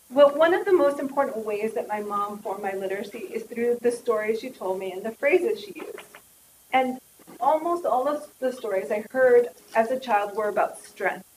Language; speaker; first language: English; native; English